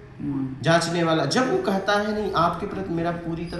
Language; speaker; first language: Hindi; native; Hindi